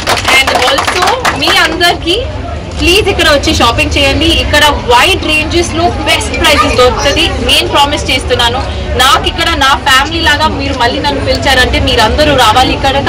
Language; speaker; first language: Telugu; non-native, fluent; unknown